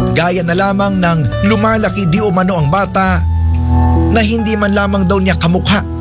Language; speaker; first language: Filipino; non-native, local second language; Cebuano